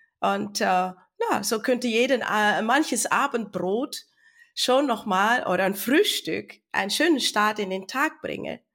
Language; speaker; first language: German; non-native, fluent; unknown